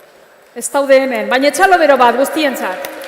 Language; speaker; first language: Basque; native; Basque